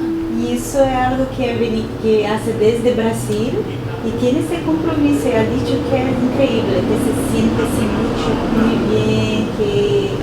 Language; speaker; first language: Spanish; non-native, fluent; Portuguese